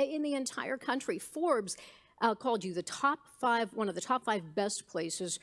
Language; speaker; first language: English; native; English